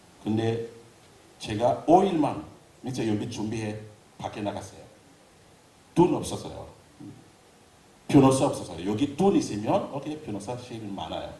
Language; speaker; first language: Korean; non-native, learner; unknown